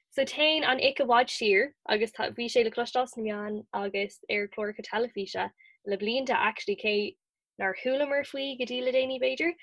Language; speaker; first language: Irish; non-native, local second language; English